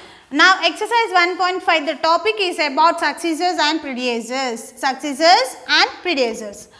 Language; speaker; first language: English; non-native, local second language; Telugu